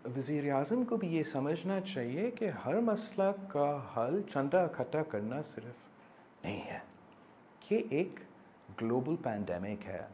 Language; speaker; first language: Urdu; non-native, local second language; English